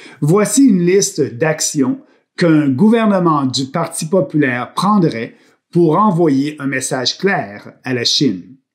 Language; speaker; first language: French; native; French